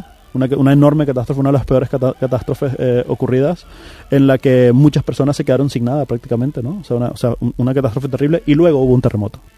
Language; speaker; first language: Spanish; native; Spanish